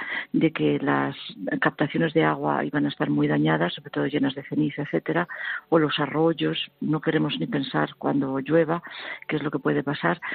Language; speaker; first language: Spanish; native; Spanish